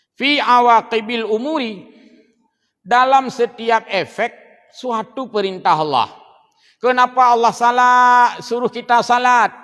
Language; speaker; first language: Malay; non-native, local second language; Achinese